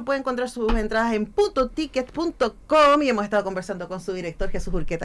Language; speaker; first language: Spanish; native; Spanish